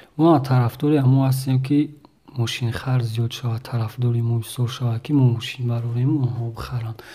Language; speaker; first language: Tajik; native; Tajik